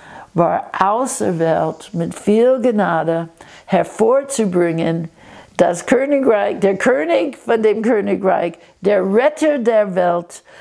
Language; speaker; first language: German; non-native, fluent; English